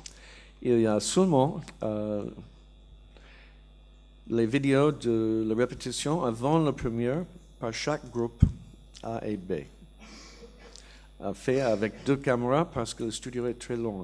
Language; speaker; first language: French; non-native, learner; English